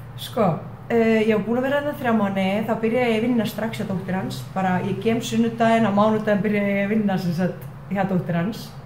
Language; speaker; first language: Icelandic; non-native, fluent; Estonian